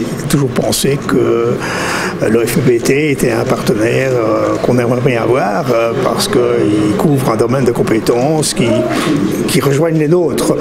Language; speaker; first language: French; native; French